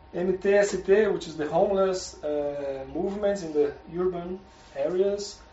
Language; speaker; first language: English; non-native, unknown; Portuguese